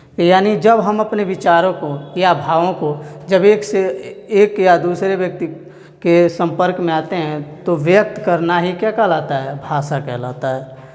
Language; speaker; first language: Hindi; native; Hindi